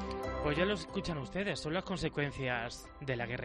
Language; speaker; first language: Spanish; native; Spanish